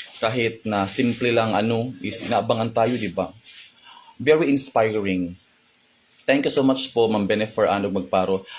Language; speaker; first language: Filipino; non-native, local second language; Cebuano